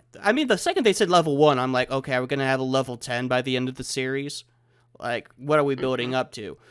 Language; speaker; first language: English; native; English